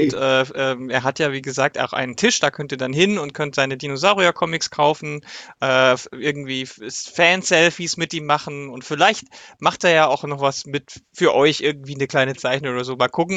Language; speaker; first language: German; native; German